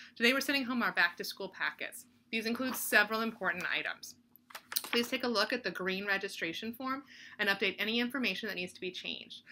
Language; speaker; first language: English; native; English